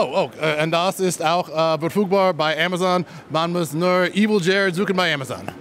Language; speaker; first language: German; non-native, learner; English